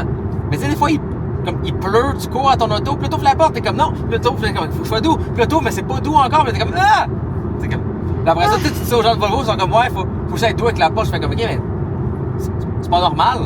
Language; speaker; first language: French; native; French